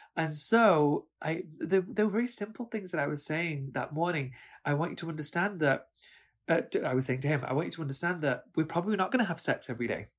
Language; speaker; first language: English; early bilingual, other home language; Urdu